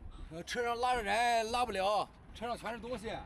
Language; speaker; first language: Chinese; native; Chinese